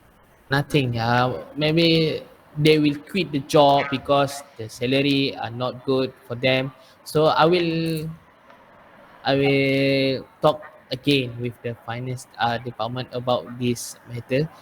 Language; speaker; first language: English; non-native, learner; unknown